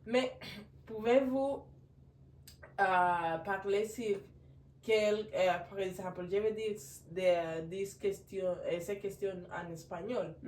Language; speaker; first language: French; non-native, learner; Spanish